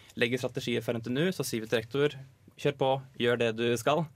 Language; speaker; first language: Norwegian; native; Norwegian